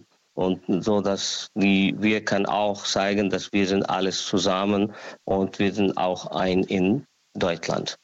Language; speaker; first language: German; non-native, learner; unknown